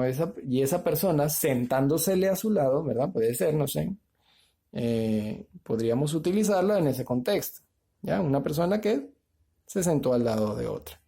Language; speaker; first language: Spanish; native; Spanish